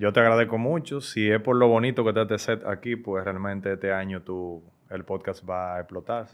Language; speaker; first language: Spanish; native; Spanish